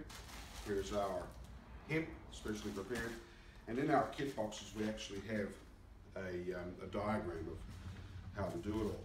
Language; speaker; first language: English; native; English